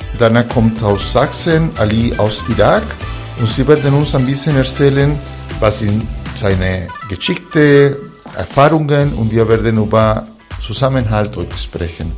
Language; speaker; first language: German; non-native, fluent; Spanish